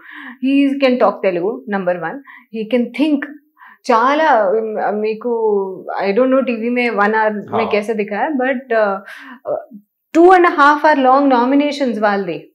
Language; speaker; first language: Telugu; non-native, learner; Hindi